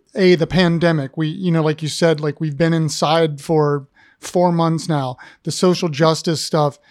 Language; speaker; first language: English; native; English